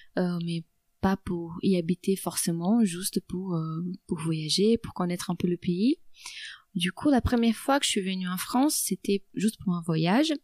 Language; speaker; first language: French; non-native, fluent; Portuguese